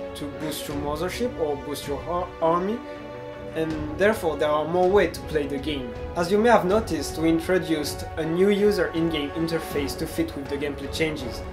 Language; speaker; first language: English; non-native, fluent; French